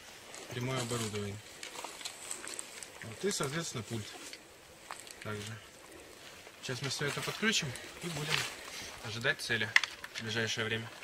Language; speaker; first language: Russian; native; Russian